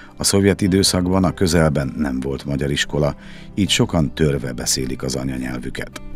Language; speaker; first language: Hungarian; native; Hungarian